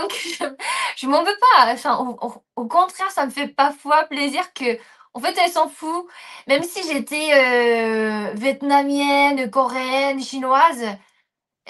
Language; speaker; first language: French; non-native, fluent; Japanese